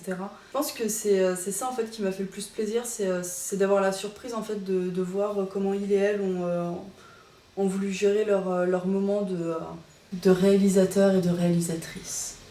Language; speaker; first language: French; native; French